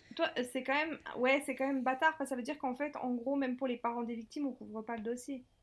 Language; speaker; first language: French; native; French